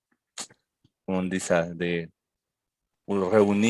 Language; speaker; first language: French; non-native, fluent; Spanish